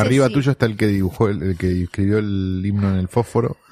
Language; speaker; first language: Spanish; native; Spanish